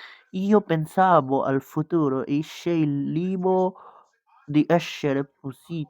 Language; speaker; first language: Italian; non-native, learner; Bangla